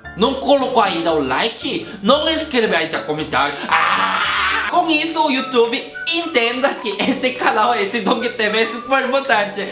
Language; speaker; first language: Portuguese; non-native, fluent; Korean